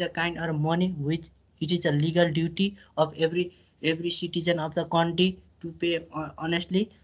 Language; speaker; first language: English; non-native, local second language; Nepali